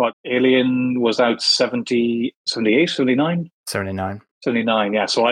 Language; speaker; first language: English; native; English